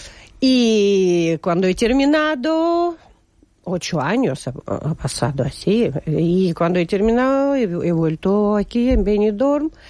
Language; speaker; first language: Spanish; non-native, fluent; Russian